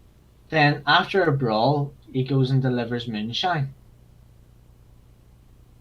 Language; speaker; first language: English; native; English